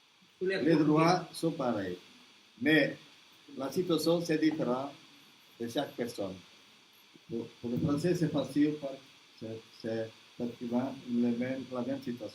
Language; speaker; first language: French; non-native, learner; Portuguese